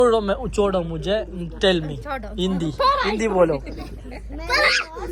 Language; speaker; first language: Hindi; non-native, local second language; Malayalam